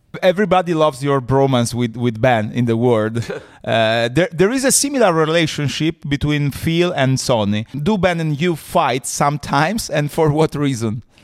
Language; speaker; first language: English; non-native, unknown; Italian